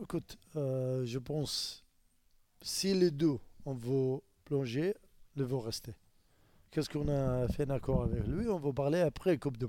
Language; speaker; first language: French; non-native, learner; Arabic